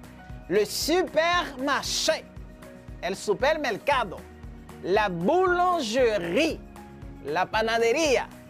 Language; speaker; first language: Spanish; non-native, fluent; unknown